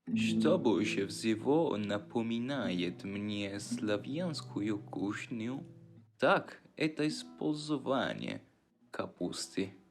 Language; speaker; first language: Russian; non-native, fluent; Italian